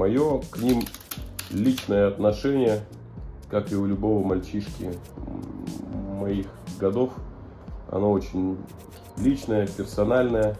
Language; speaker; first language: Russian; native; Russian